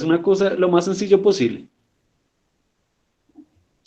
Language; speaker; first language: Spanish; native; Spanish